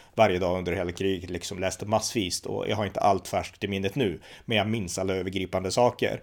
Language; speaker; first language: Swedish; native; Swedish